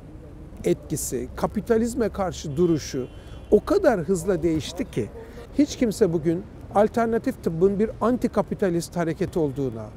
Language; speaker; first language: Turkish; native; Turkish